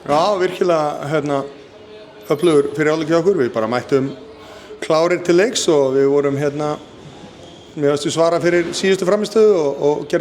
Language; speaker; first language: Icelandic; native; Icelandic